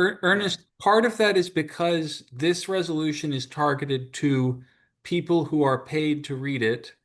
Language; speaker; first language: English; native; English